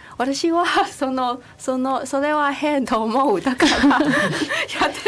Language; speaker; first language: Japanese; non-native, learner; Chinese